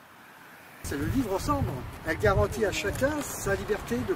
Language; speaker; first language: French; native; French